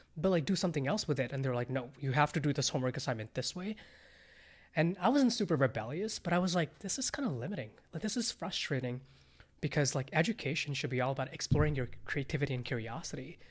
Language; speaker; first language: English; early bilingual, other home language; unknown